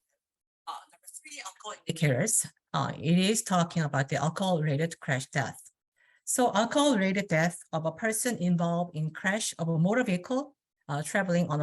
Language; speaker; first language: English; non-native, fluent; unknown